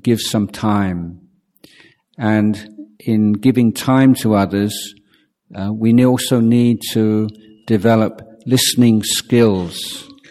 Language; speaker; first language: English; native; English